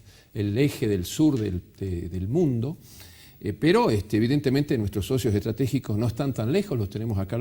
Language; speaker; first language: Spanish; native; Spanish